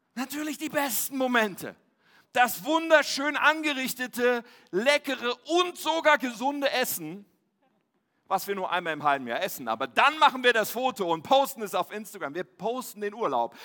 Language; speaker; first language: German; native; German